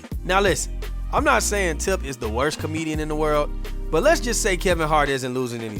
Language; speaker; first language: English; native; English